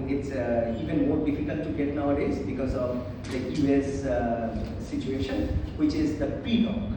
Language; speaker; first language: English; non-native, local second language; Bangla